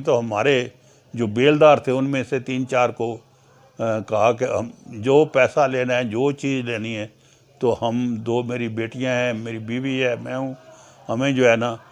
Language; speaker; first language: Urdu; non-native, local second language; Punjabi